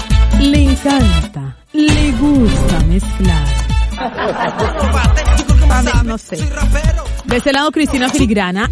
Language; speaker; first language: Spanish; native; Spanish